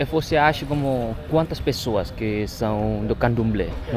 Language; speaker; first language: Portuguese; non-native, learner; Indonesian